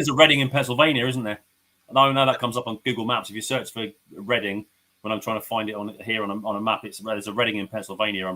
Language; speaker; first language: English; native; English